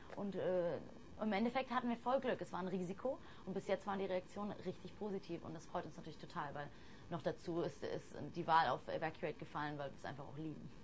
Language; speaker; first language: German; early bilingual, other home language; English